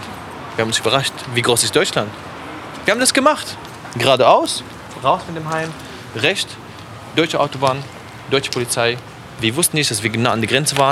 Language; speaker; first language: German; non-native, fluent; Arabic